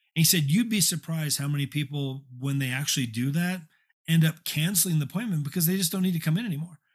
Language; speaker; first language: English; native; English